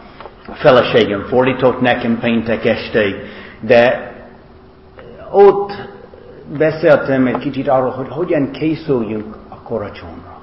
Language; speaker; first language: Hungarian; non-native, learner; English